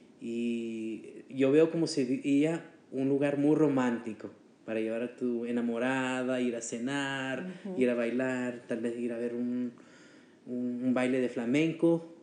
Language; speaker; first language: Spanish; early bilingual, heritage; Spanish